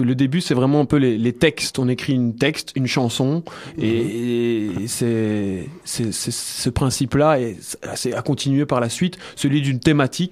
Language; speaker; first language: French; native; French